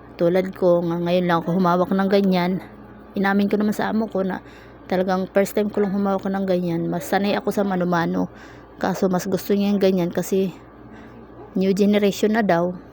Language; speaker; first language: Filipino; non-native, local second language; Cebuano